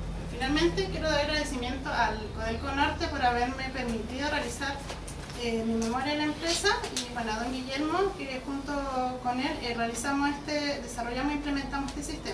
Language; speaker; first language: Spanish; native; Spanish